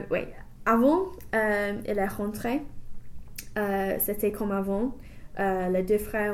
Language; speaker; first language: French; non-native, learner; English